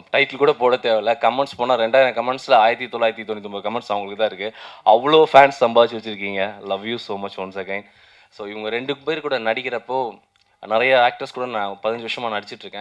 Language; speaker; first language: Tamil; native; Tamil